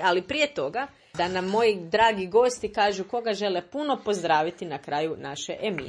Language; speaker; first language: Serbian; native; Serbian